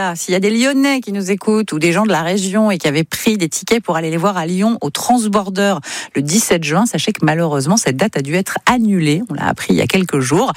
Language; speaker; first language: French; native; French